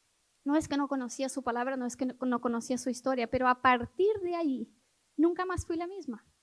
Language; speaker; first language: Spanish; native; Spanish